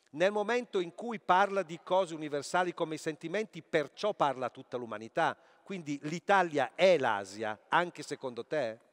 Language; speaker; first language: Italian; native; Italian